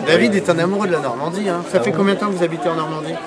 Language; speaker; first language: French; native; French